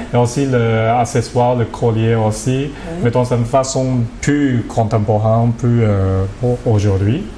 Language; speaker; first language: French; non-native, learner; Cantonese